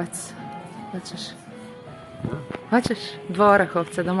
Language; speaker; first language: Croatian; native; Croatian